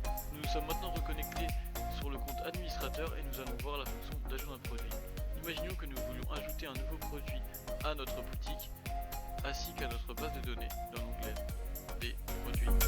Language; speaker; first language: French; native; French